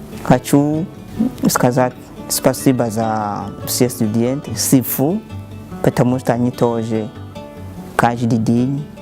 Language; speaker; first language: Russian; non-native, learner; Rundi